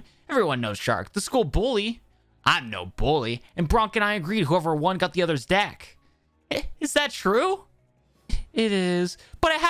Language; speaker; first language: English; native; English